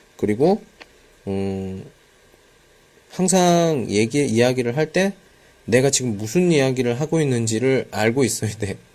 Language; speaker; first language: Korean; native; Korean